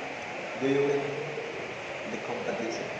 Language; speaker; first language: English; non-native, learner; Indonesian